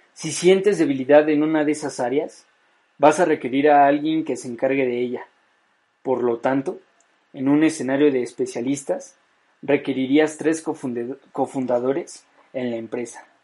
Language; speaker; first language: Spanish; native; Spanish